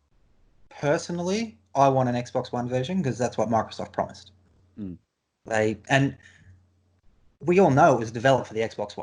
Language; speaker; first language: English; native; English